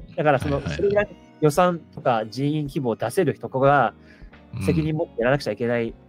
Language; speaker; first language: Japanese; native; Japanese